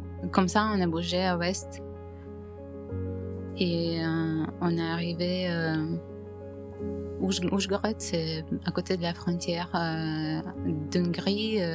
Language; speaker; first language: French; non-native, fluent; Ukrainian